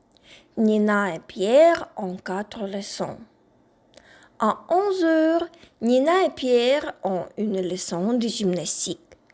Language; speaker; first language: French; non-native, fluent; Ukrainian